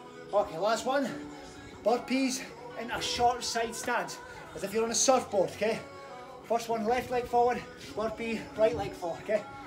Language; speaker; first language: English; native; English